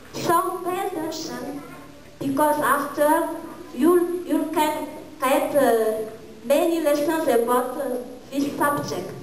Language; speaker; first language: English; non-native, learner; Malagasy